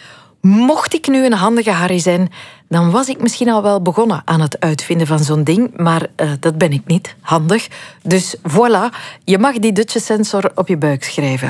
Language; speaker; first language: Dutch; native; Dutch